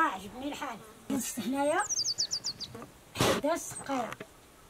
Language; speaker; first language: Arabic; non-native, local second language; Central Atlas Tamazight